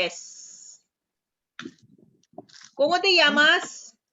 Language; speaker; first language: Spanish; non-native, fluent; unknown